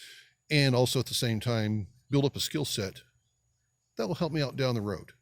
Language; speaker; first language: English; native; English